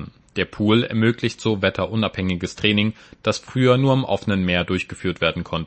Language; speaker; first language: German; native; German